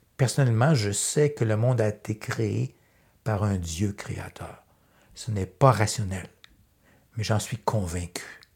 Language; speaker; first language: French; native; French